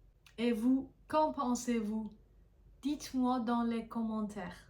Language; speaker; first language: French; non-native, fluent; Persian